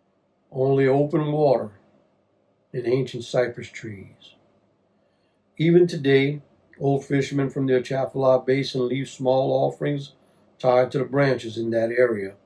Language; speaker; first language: English; native; English